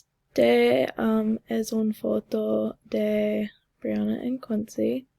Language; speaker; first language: Spanish; non-native, learner; English